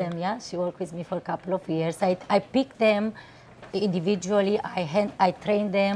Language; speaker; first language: English; non-native, fluent; Romanian